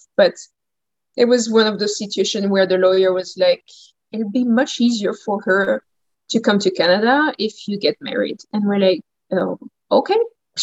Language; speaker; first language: English; non-native, fluent; French